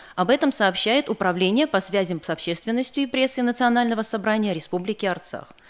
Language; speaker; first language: Russian; non-native, local second language; Armenian